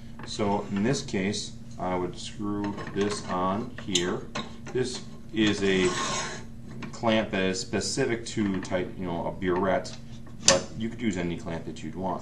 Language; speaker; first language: English; native; English